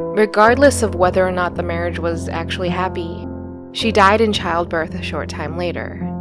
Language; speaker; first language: English; early bilingual, other home language; Filipino